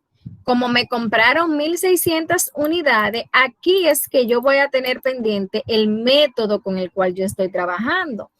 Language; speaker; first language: Spanish; native; Spanish